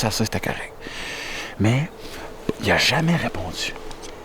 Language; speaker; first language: French; native; French